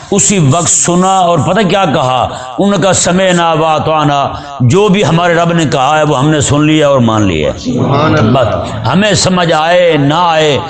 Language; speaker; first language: Urdu; non-native, local second language; Punjabi